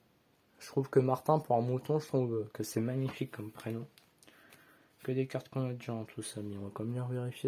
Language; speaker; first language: French; native; French